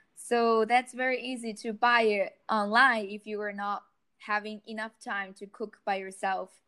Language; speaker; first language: English; non-native, fluent; Chinese